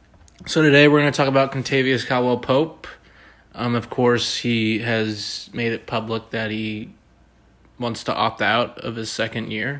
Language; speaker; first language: English; native; English